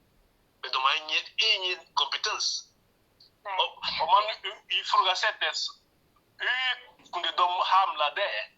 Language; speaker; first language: Swedish; non-native, learner; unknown